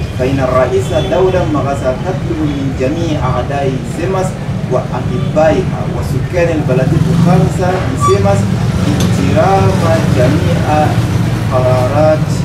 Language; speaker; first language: Arabic; non-native, fluent; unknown